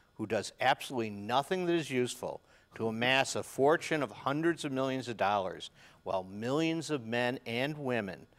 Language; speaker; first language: English; native; English